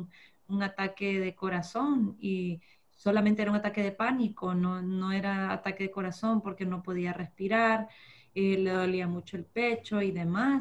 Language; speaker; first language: Spanish; early bilingual, heritage; Spanish